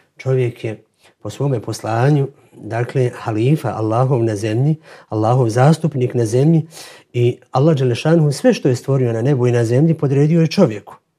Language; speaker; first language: Bosnian; native; Bosnian